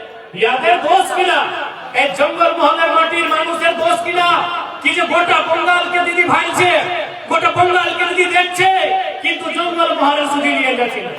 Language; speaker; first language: Bangla; non-native, local second language; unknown